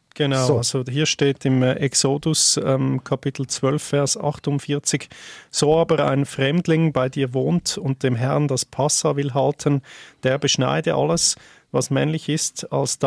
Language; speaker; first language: German; native; German